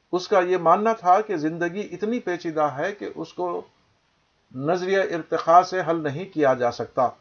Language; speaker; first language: Urdu; native; Urdu